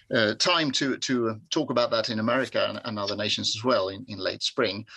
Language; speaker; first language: English; non-native, fluent; Swedish